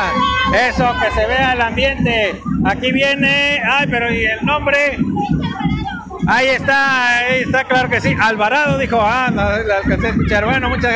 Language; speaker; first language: Spanish; native; Spanish